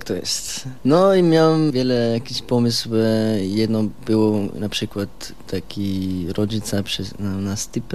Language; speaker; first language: Polish; non-native, learner; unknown